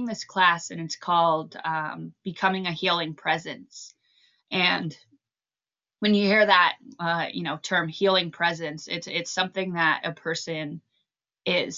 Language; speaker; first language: English; native; English